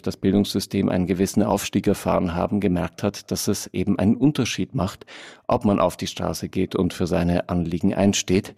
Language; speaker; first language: German; native; German